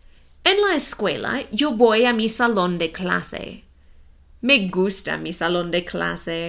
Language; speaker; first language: Spanish; non-native, fluent; English